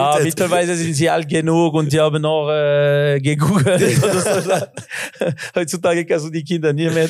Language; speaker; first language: German; non-native, local second language; French